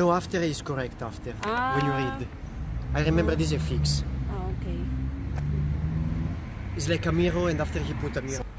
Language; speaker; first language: English; non-native, learner; Italian